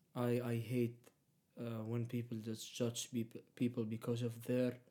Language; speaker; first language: English; non-native, fluent; Arabic